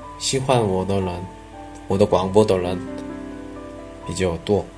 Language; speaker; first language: Chinese; non-native, learner; Korean